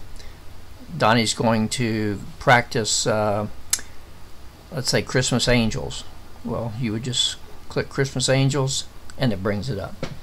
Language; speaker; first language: English; native; English